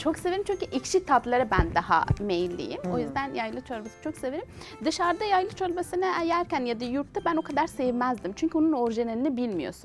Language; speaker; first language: Turkish; non-native, fluent; Persian